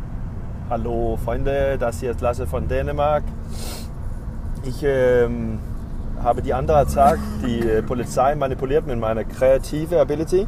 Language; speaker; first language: German; non-native, learner; Danish